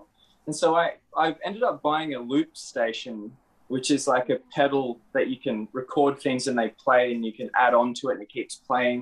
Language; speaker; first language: English; native; English